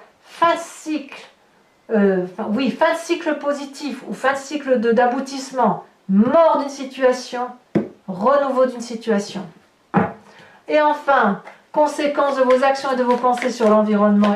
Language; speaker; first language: French; native; French